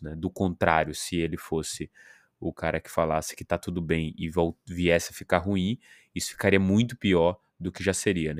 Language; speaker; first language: Portuguese; native; Portuguese